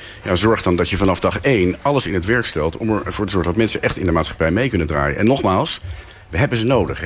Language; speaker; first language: Dutch; native; Dutch